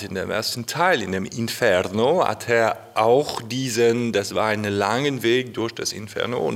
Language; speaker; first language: German; non-native, fluent; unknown